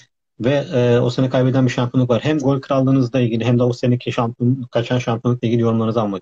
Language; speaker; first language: Turkish; native; Turkish